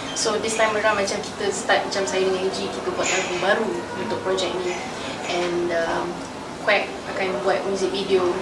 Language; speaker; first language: Malay; native; Malay